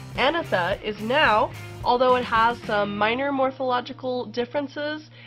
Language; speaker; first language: English; native; English